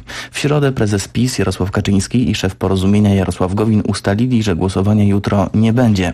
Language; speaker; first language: Polish; native; Polish